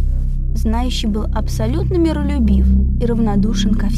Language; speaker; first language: Russian; native; Russian